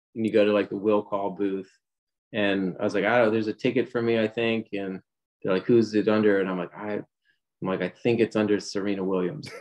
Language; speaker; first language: English; native; English